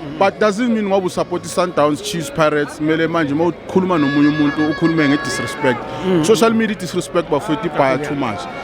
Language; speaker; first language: Zulu; native; Zulu